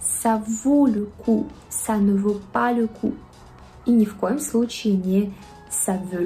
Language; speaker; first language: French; non-native, fluent; Russian